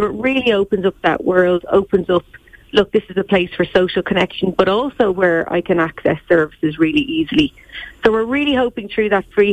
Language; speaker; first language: English; native; English